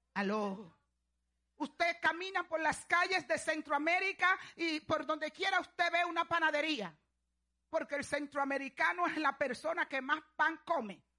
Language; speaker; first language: Spanish; native; Spanish